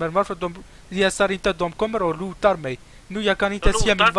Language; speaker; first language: Swedish; non-native, local second language; Turkish